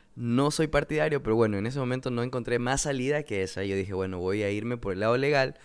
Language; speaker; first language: Spanish; native; Spanish